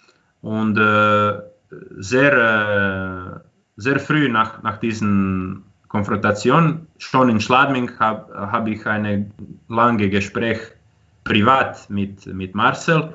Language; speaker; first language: German; non-native, fluent; Croatian